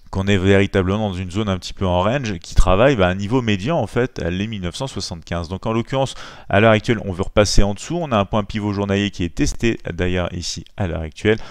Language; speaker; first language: French; native; French